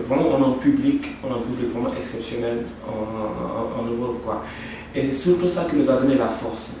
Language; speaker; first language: French; non-native, local second language; Wolof